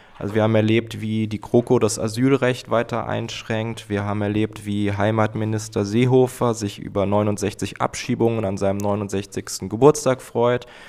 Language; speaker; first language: German; native; German